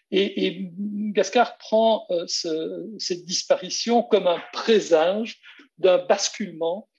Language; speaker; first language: French; native; French